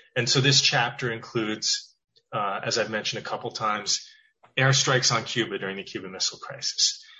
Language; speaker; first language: English; native; English